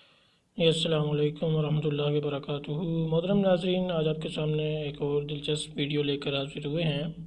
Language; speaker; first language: Hindi; non-native, local second language; Punjabi